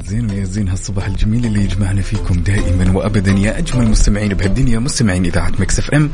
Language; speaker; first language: Arabic; native; Arabic